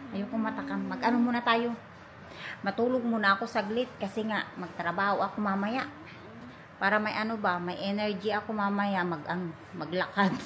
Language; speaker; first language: Filipino; native; Filipino